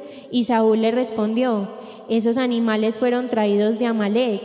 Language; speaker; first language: Spanish; native; Spanish